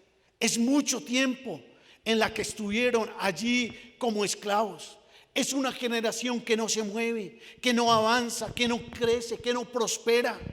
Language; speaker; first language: Spanish; native; Spanish